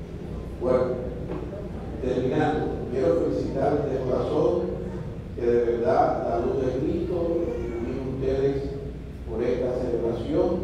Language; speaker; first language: Spanish; native; Spanish